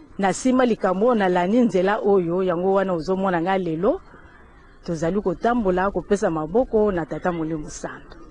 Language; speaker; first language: Lingala; non-native, local second language; Kituba (Democratic Republic of Congo)